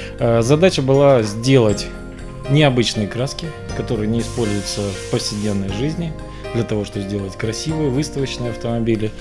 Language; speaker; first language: Russian; native; Russian